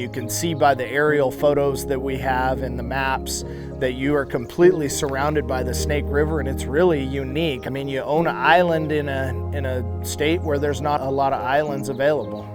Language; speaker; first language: English; native; English